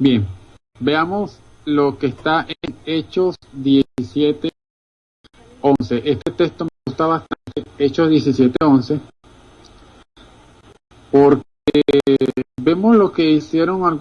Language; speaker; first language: Spanish; native; Spanish